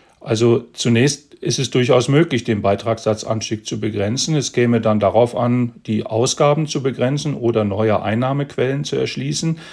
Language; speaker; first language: German; native; German